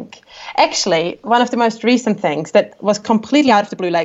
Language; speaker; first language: English; non-native, fluent; German